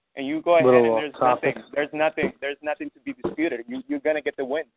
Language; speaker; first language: English; non-native, fluent; Spanish